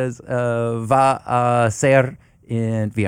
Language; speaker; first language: Spanish; non-native, learner; English